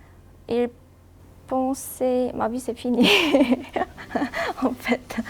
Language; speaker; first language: French; non-native, learner; Korean